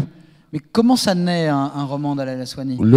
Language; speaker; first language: French; native; French